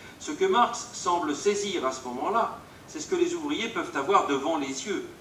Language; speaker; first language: French; native; French